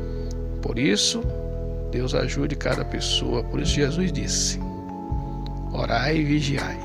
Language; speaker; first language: Portuguese; native; Portuguese